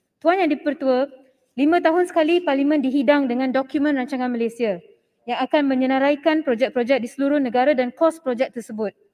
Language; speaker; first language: Malay; non-native, local second language; Tamil